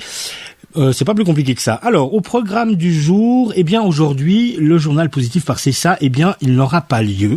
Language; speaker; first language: French; native; French